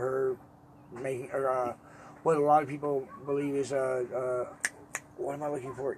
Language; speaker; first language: English; native; English